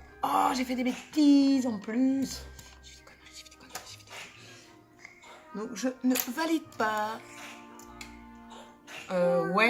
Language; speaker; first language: French; native; French